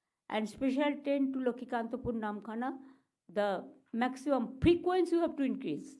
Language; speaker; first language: English; non-native, local second language; Bangla